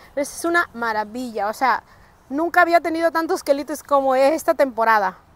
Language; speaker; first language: Spanish; native; Spanish